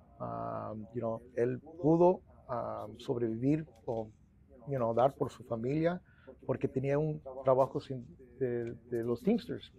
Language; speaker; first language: Spanish; early bilingual, heritage; Spanish